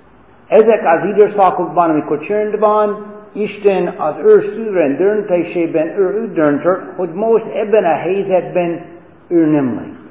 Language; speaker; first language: Hungarian; non-native, fluent; English